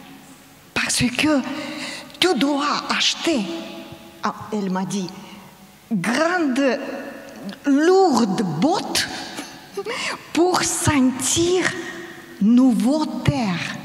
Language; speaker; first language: French; non-native, learner; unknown